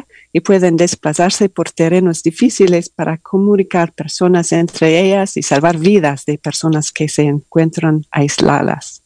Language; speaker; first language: Spanish; non-native, learner; English